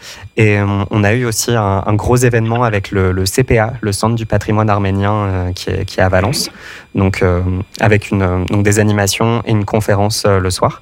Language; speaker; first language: French; native; French